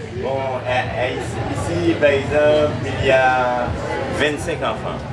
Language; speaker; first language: French; non-native, local second language; Haitian Creole